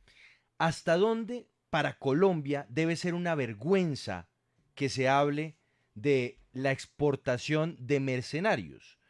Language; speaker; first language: Spanish; native; Spanish